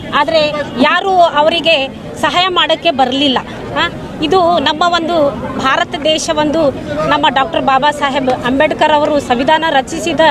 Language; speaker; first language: Kannada; non-native, local second language; Lambadi